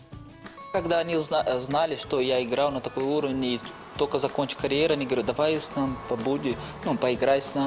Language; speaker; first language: Russian; non-native, fluent; Portuguese